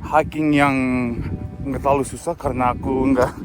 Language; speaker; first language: Indonesian; non-native, learner; English